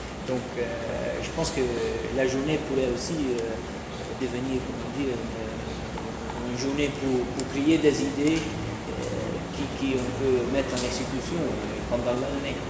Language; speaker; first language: French; non-native, fluent; Dutch